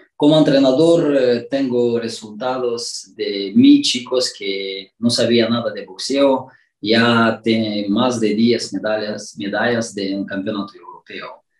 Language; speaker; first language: Spanish; non-native, learner; Romanian